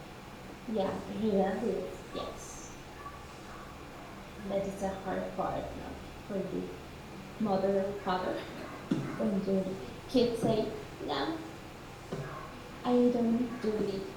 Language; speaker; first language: English; non-native, fluent; Spanish